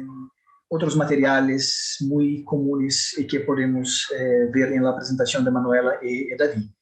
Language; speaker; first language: Spanish; non-native, fluent; Portuguese